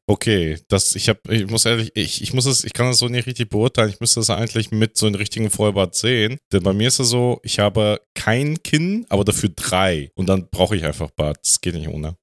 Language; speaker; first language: German; non-native, fluent; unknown